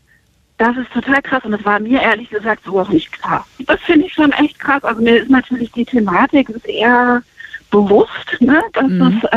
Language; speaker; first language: German; native; German